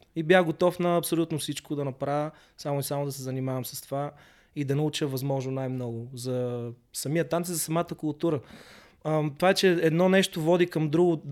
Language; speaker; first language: Bulgarian; native; Bulgarian